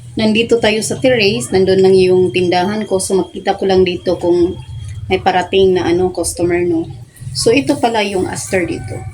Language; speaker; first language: Filipino; non-native, local second language; Cebuano